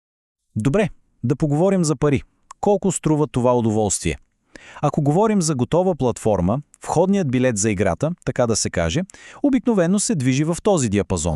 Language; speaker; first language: Bulgarian; native; Bulgarian